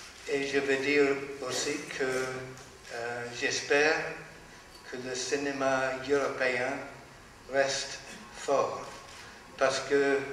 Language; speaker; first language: French; non-native, learner; English